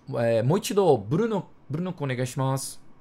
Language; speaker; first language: Japanese; non-native, learner; Portuguese